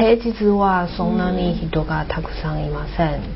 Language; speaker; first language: Japanese; non-native, learner; Chinese